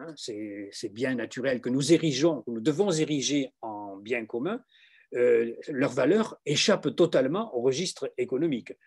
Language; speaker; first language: French; native; French